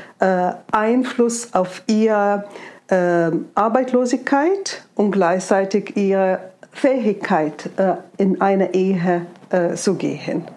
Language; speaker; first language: German; non-native, fluent; Arabic